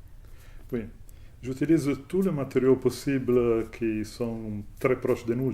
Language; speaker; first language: French; non-native, fluent; Italian